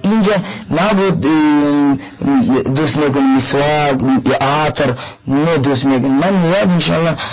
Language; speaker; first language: Persian; non-native, learner; Russian